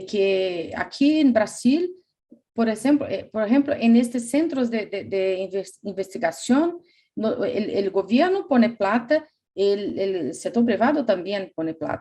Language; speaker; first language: Spanish; non-native, fluent; Portuguese